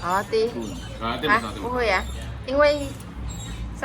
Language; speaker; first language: Chinese; non-native, fluent; Vietnamese